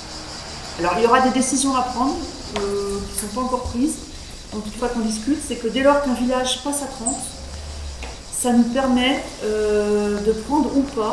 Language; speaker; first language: French; native; French